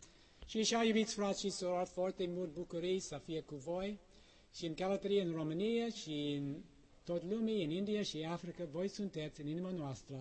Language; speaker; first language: Romanian; non-native, learner; English